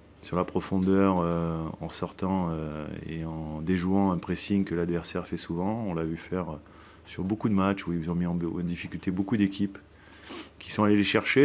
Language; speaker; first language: French; native; French